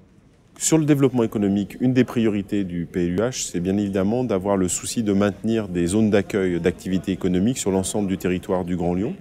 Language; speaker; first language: French; native; French